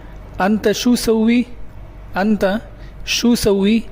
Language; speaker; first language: Arabic; non-native, learner; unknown